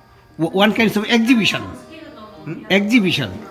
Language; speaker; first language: English; non-native, learner; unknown